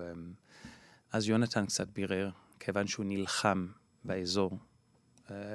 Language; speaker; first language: Hebrew; non-native, fluent; English